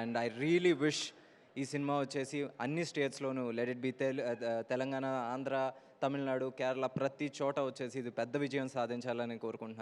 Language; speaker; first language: Telugu; native; Telugu